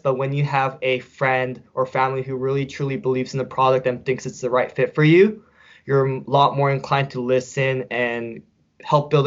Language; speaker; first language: English; native; English